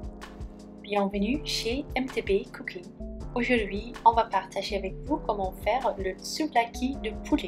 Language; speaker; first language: French; non-native, fluent; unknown